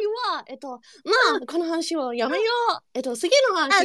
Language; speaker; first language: Japanese; non-native, learner; English